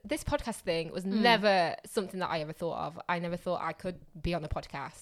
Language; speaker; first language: English; native; English